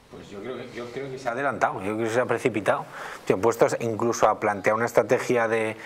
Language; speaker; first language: Spanish; native; Spanish